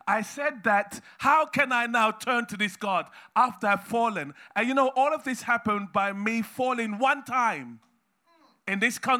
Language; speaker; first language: English; native; English